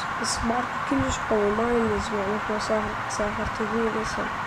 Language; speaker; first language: Arabic; native; Arabic